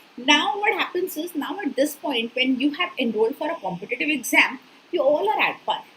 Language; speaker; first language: Hindi; native; Hindi